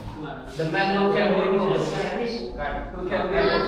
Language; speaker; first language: English; non-native, learner; Indonesian